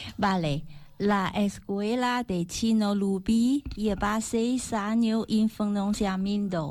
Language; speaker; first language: Spanish; non-native, learner; Chinese